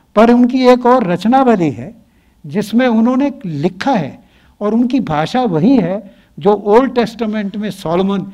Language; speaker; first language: Hindi; native; Hindi